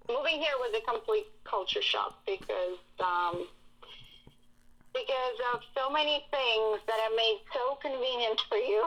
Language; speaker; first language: English; non-native, fluent; Russian